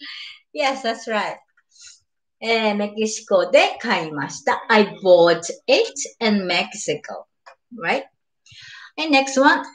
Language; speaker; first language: English; non-native, learner; Japanese